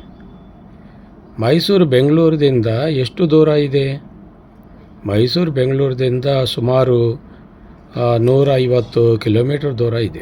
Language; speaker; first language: Kannada; non-native, learner; Telugu